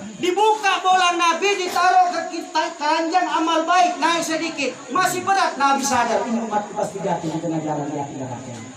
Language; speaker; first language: Indonesian; native; Indonesian